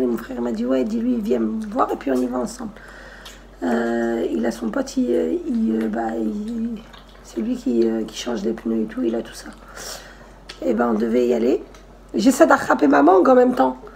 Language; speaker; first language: French; native; French